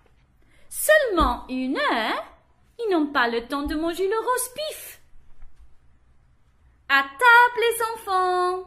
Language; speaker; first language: French; non-native, learner; English